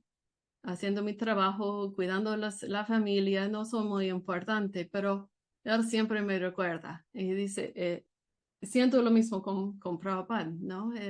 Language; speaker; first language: Spanish; non-native, learner; English